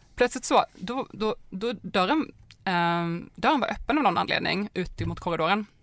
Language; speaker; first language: Swedish; native; Swedish